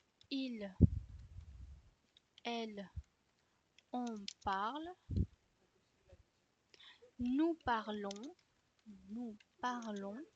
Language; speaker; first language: French; non-native, fluent; Spanish